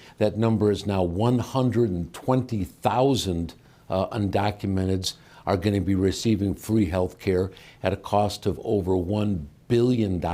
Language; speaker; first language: English; native; English